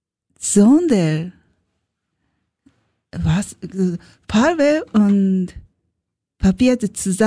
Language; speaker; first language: German; non-native, learner; Japanese